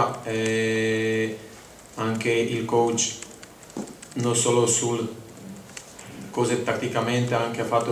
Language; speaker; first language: Italian; non-native, learner; Croatian